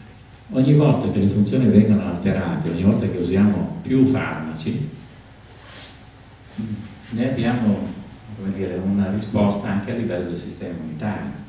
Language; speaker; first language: Italian; native; Italian